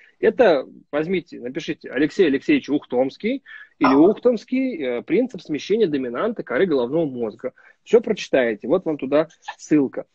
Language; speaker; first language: Russian; native; Russian